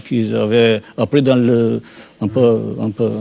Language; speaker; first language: French; non-native, fluent; Albanian